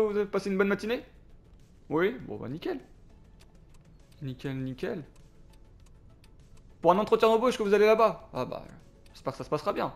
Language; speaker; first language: French; native; French